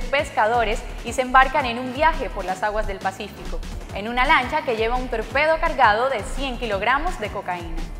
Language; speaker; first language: Spanish; native; Spanish